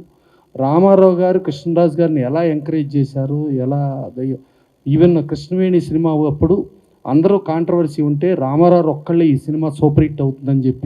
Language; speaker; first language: Telugu; native; Telugu